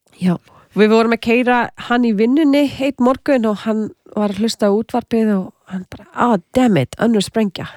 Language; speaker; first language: Icelandic; non-native, fluent; English